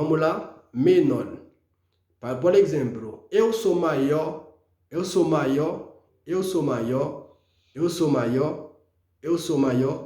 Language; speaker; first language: Portuguese; non-native, fluent; Haitian Creole